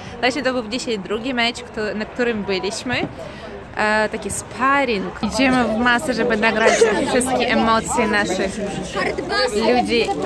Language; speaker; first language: Polish; non-native, fluent; Ukrainian